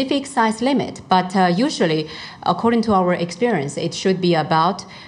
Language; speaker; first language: English; non-native, fluent; Chinese